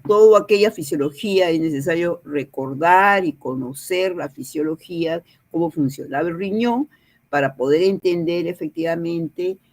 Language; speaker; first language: Spanish; native; Spanish